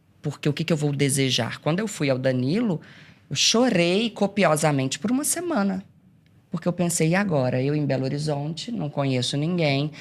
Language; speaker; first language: Portuguese; native; Portuguese